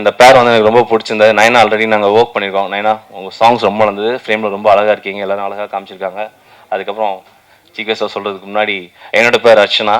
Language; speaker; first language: Tamil; native; Tamil